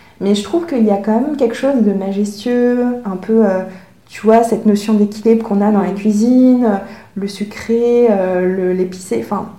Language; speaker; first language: French; early bilingual, other home language; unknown